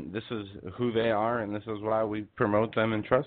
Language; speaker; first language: English; native; English